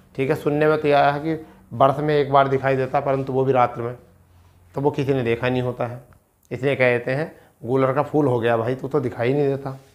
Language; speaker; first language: Hindi; native; Hindi